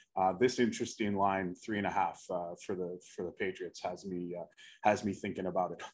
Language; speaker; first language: English; native; English